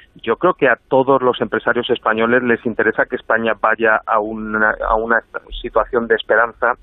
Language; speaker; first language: Spanish; native; Spanish